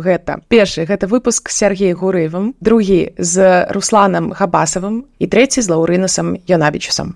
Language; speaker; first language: Belarusian; non-native, local second language; Russian